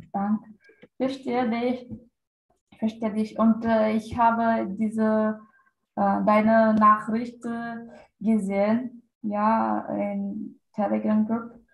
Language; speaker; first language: German; non-native, learner; Portuguese